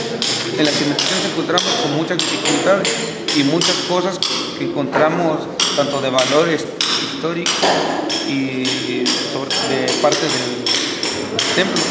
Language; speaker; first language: Spanish; native; Spanish